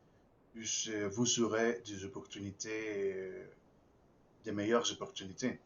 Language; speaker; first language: French; non-native, fluent; Spanish